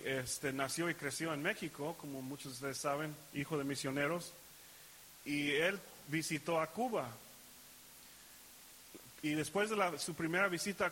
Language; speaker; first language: Spanish; early bilingual, heritage; Spanish